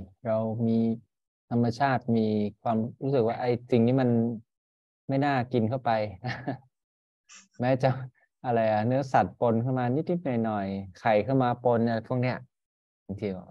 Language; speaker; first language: Thai; native; Thai